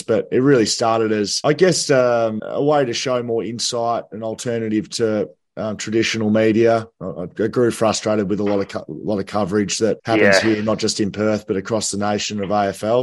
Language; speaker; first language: English; native; English